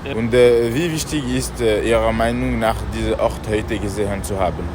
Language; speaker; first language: German; non-native, learner; French